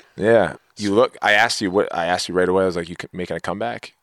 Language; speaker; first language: English; native; English